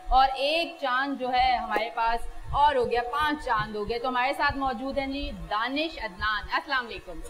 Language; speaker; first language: Urdu; native; Urdu